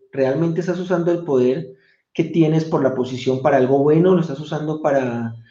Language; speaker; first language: Spanish; native; Spanish